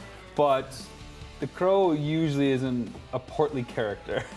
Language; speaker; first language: English; native; English